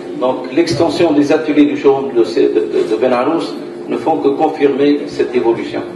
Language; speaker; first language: French; non-native, local second language; Arabic